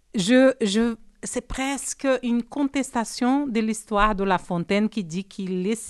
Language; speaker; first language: French; non-native, fluent; Portuguese